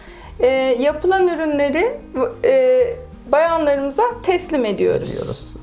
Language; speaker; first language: Turkish; native; Turkish